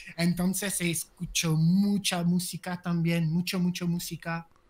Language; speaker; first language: Spanish; non-native, learner; French